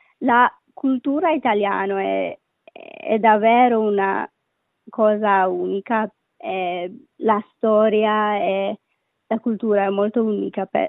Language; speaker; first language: Italian; non-native, learner; Sinhala